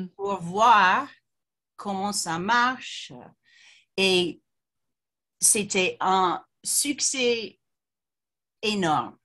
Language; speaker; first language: French; non-native, fluent; English